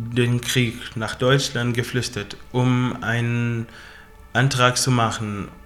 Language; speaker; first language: German; non-native, fluent; Arabic